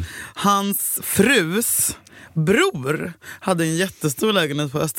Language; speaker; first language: Swedish; native; Swedish